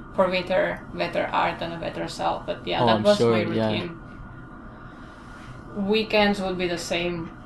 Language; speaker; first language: English; non-native, fluent; Spanish